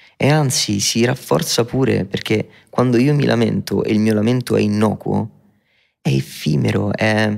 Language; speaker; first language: Italian; native; Italian